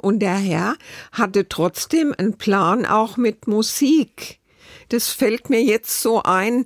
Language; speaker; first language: German; native; German